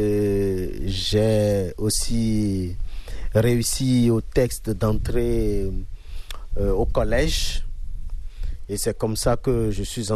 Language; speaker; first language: French; non-native, local second language; Fon